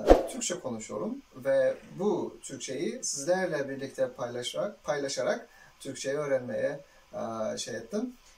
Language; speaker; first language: Turkish; non-native, fluent; Uzbek